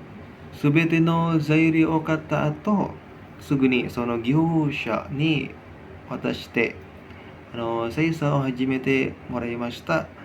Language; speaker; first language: Japanese; non-native, learner; Indonesian